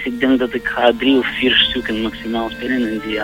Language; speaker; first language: Dutch; non-native, fluent; Russian